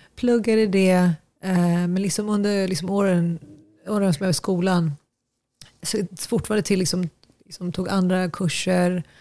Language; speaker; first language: Swedish; early bilingual, other home language; Tigrinya